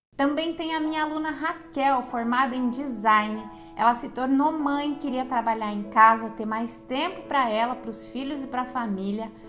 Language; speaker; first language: Portuguese; native; Portuguese